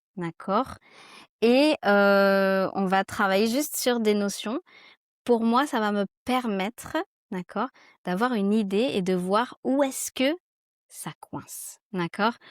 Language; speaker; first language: French; native; French